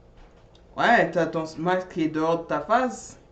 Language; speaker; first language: French; native; French